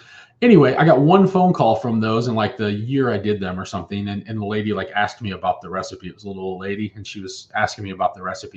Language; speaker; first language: English; native; English